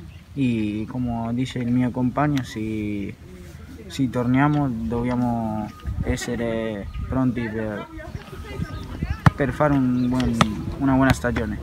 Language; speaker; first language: Italian; non-native, learner; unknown